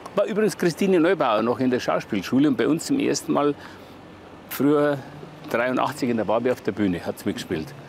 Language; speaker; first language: German; native; German